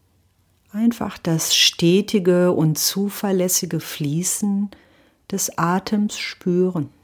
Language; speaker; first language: German; native; German